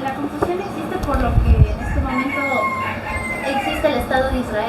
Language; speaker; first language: Spanish; native; Spanish